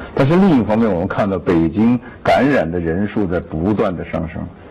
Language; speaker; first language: Chinese; native; Chinese